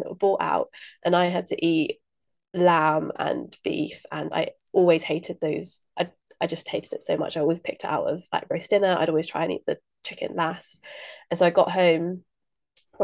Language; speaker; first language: English; native; English